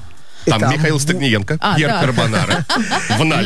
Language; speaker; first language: Russian; native; Russian